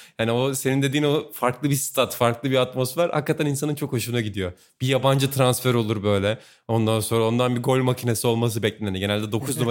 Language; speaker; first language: Turkish; native; Turkish